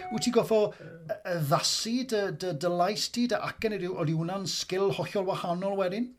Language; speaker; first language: Welsh; native; Welsh